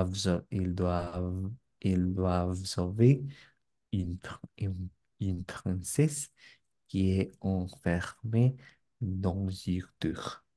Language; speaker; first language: French; non-native, learner; English